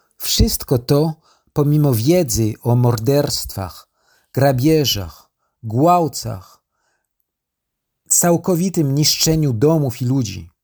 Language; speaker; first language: Polish; non-native, learner; French